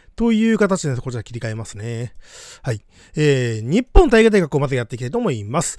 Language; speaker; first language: Japanese; native; Japanese